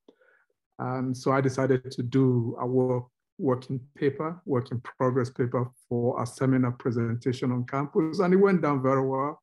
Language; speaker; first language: English; non-native, local second language; Igbo